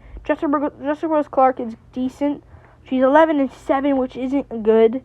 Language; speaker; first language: English; native; English